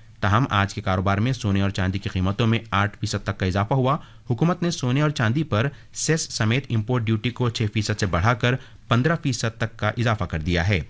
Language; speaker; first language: Urdu; native; Urdu